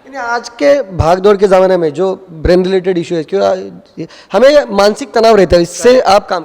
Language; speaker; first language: Hindi; non-native, local second language; Marathi